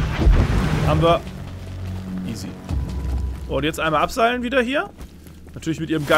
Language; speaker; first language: German; native; German